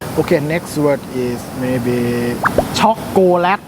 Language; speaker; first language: English; non-native, learner; Thai